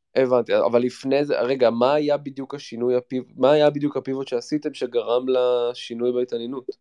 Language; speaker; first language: Hebrew; native; Hebrew